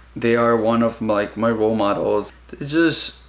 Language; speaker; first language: English; early bilingual, other home language; Spanish